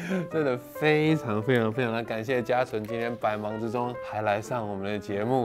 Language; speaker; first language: Chinese; native; Chinese